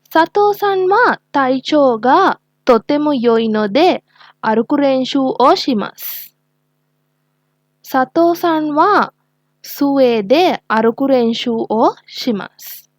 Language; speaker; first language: Japanese; non-native, learner; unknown